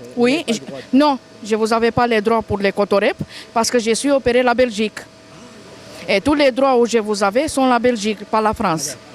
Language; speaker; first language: French; non-native, learner; Romanian